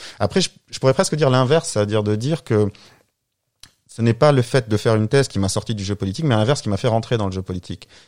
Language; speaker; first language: French; non-native, fluent; Arabic